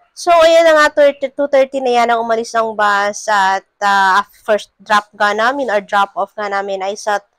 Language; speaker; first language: Filipino; non-native, local second language; Bikol